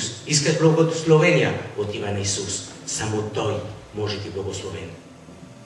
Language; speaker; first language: Bulgarian; non-native, learner; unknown